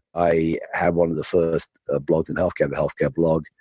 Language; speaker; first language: English; native; English